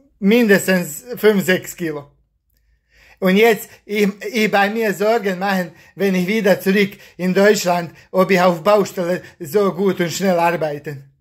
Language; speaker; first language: German; non-native, learner; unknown